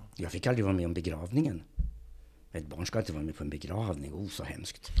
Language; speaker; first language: Swedish; early bilingual, other home language; Hungarian